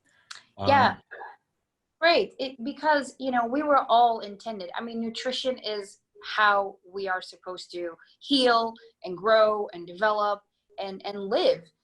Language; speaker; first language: English; non-native, fluent; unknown